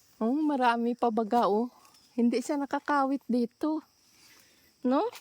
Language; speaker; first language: Filipino; non-native, local second language; Cebuano